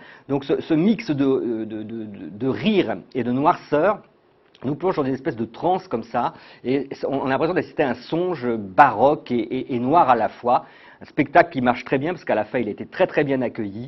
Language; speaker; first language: French; native; French